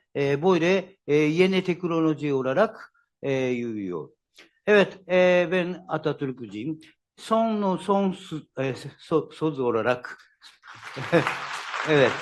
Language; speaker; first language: Turkish; non-native, learner; Japanese